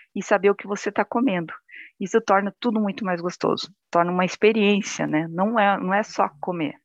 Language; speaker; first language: Portuguese; native; Portuguese